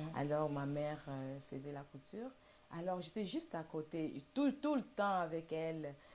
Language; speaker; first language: French; non-native, local second language; Lingala